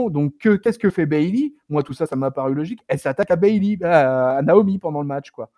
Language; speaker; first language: French; native; French